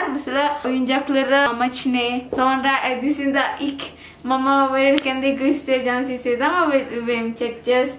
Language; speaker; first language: Turkish; non-native, learner; Indonesian